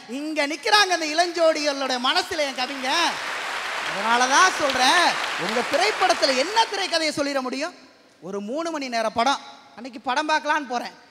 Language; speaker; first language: Tamil; native; Tamil